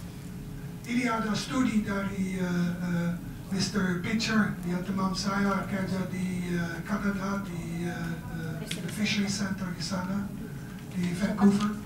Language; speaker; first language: Indonesian; non-native, fluent; Dutch